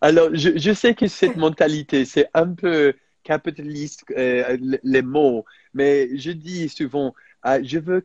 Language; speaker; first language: French; non-native, fluent; English